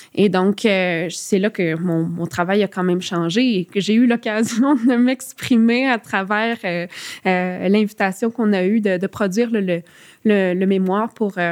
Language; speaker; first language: French; native; French